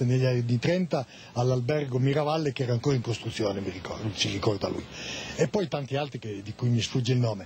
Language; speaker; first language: Italian; native; Italian